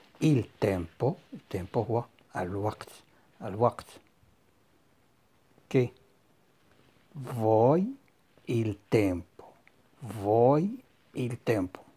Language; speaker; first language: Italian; non-native, fluent; Arabic